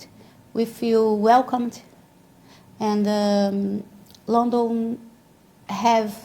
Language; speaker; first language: English; non-native, learner; Portuguese